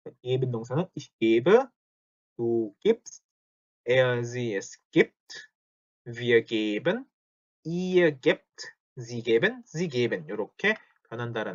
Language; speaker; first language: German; non-native, fluent; Korean